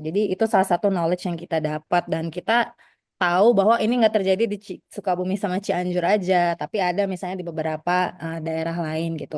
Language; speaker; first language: Indonesian; native; Indonesian